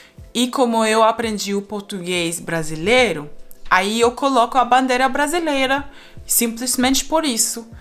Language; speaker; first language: Portuguese; non-native, fluent; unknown